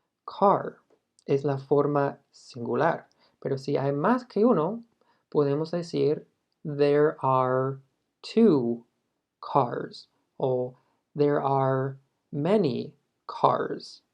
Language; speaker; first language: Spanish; non-native, fluent; English